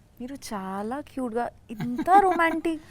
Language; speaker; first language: Telugu; non-native, learner; Bangla